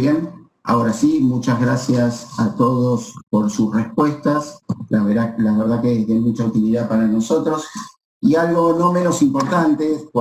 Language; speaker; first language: Spanish; native; Spanish